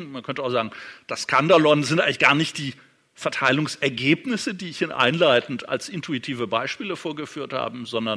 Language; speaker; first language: German; native; German